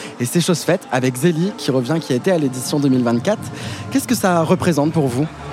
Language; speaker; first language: French; native; French